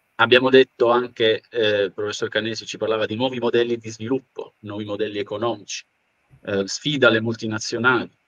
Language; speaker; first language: Italian; native; Italian